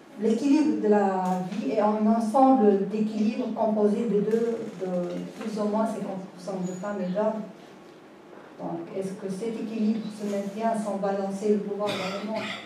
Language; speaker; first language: French; non-native, local second language; Arabic